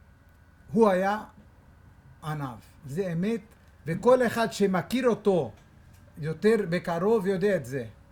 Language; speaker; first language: Hebrew; non-native, fluent; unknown